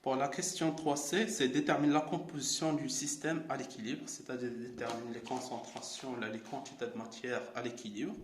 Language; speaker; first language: French; non-native, local second language; Arabic